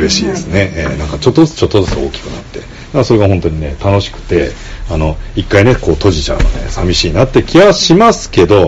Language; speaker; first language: Japanese; native; Japanese